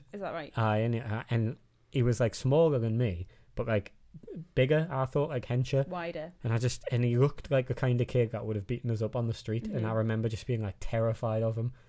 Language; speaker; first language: English; native; English